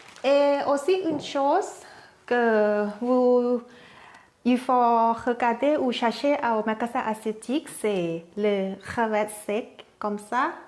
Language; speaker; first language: French; non-native, learner; Thai